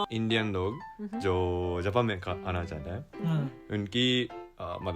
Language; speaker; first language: Hindi; non-native, learner; Japanese